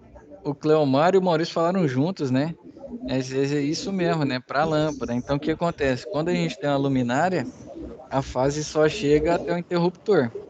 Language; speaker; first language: Portuguese; native; Portuguese